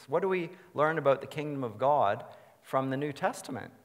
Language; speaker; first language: English; native; English